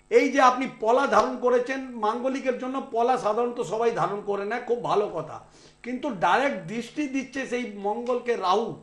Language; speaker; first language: Bangla; non-native, local second language; Punjabi